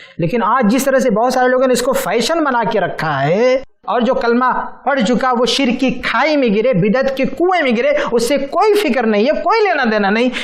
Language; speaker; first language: Urdu; native; Urdu